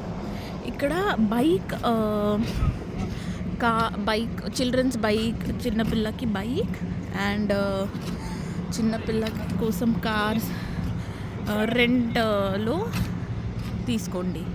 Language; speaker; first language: Telugu; non-native, learner; Marathi